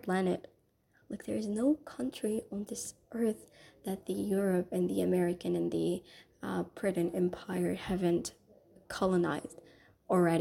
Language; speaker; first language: English; non-native, fluent; Somali